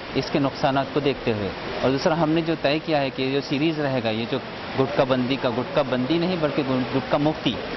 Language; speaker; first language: Hindi; non-native, local second language; Urdu